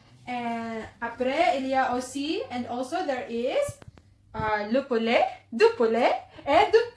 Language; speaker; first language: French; non-native, learner; Filipino